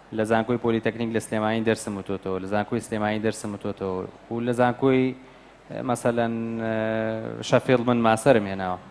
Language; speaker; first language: Central Kurdish; native; Central Kurdish